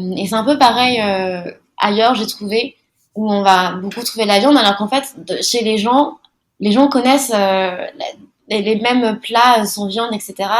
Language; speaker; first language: French; early bilingual, other home language; Malagasy